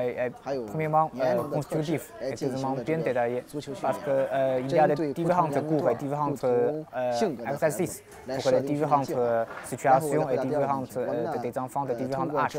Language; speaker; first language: French; non-native, fluent; Chinese